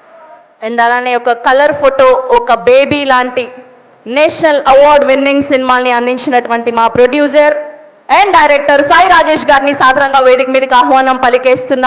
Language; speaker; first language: Telugu; native; Telugu